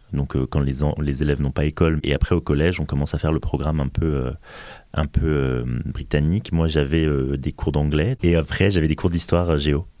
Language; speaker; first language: French; native; French